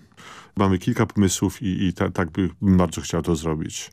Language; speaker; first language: Polish; early bilingual, other home language; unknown